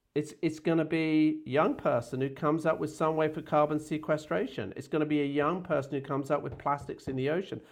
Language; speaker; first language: English; native; English